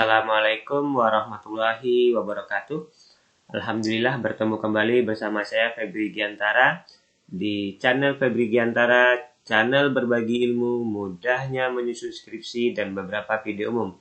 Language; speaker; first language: Indonesian; native; Indonesian